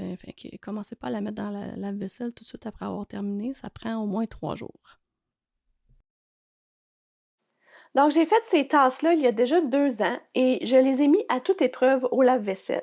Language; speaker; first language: French; native; French